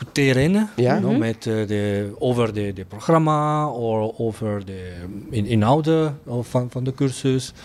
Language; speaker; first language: Dutch; non-native, learner; Italian